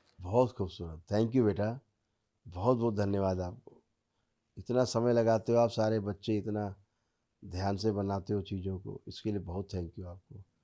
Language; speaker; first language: Hindi; native; Hindi